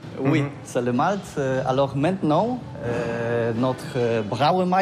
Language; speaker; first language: French; non-native, learner; Polish